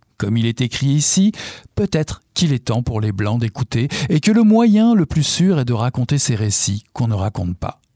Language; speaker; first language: French; native; French